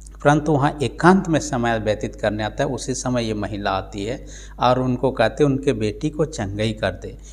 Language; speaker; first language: Hindi; non-native, local second language; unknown